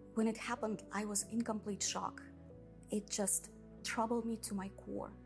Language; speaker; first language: English; non-native, fluent; Russian